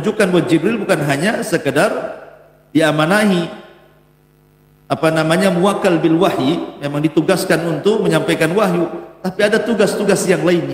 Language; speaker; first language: Indonesian; native; Indonesian